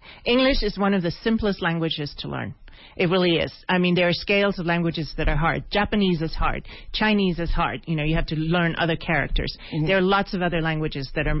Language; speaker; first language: English; non-native, fluent; Swedish